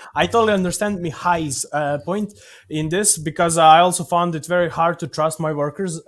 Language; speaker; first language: English; non-native, fluent; Serbian